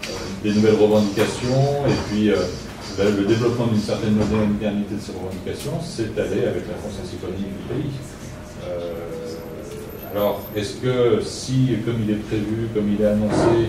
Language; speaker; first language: French; native; French